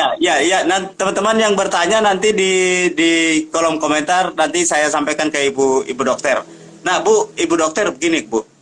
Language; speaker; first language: Indonesian; native; Indonesian